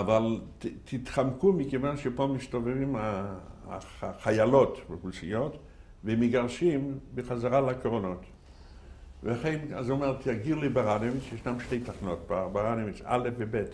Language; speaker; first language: Hebrew; non-native, fluent; Yiddish